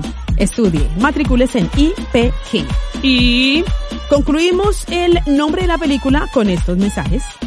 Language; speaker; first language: Spanish; native; Spanish